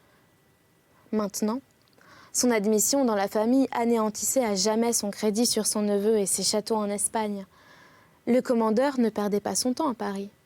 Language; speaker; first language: French; native; French